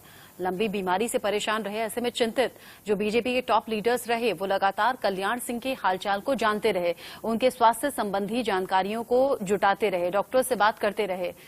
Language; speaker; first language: Hindi; native; Hindi